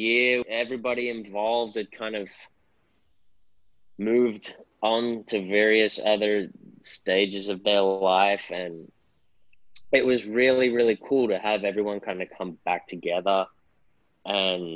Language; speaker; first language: English; native; English